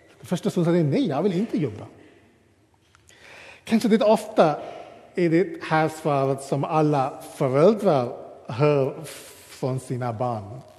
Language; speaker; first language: Swedish; non-native, fluent; English